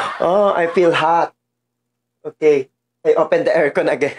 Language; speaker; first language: English; non-native, learner; Filipino